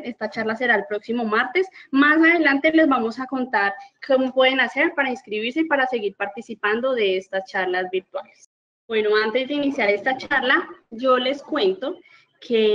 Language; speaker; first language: Spanish; native; Spanish